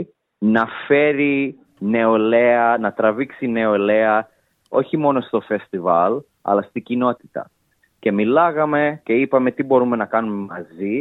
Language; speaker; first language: Greek; early bilingual, heritage; English